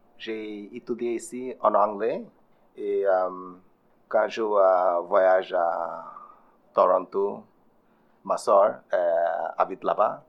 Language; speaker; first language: French; non-native, learner; Bangla